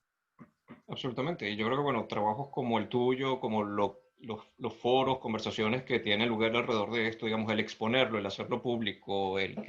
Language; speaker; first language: Spanish; native; Spanish